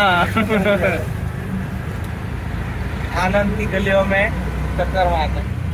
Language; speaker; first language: Hindi; native; Hindi